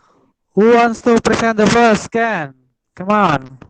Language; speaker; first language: English; non-native, fluent; Indonesian